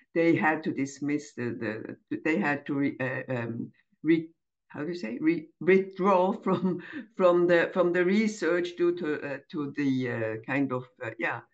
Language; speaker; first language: English; non-native, fluent; German